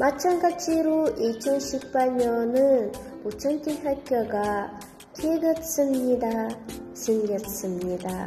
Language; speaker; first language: Korean; non-native, learner; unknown